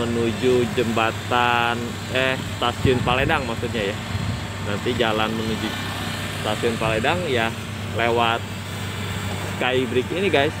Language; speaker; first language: Indonesian; native; Indonesian